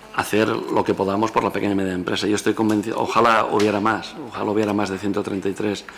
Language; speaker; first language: Spanish; non-native, local second language; Catalan